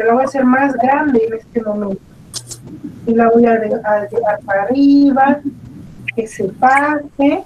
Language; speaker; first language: Spanish; native; Spanish